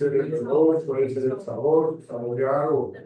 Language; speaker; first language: Spanish; native; Spanish